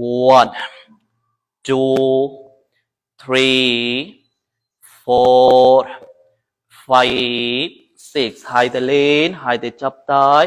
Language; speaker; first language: Vietnamese; non-native, learner; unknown